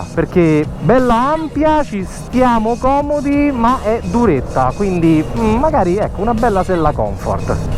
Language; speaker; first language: Italian; native; Italian